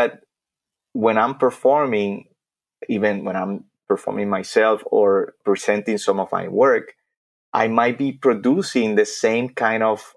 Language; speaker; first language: English; non-native, fluent; Spanish